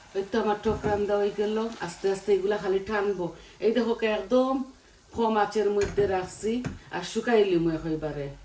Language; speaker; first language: Bangla; native; Bangla